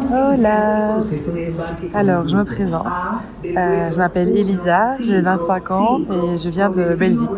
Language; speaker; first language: French; native; French